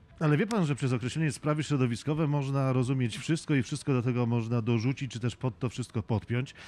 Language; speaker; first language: Polish; native; Polish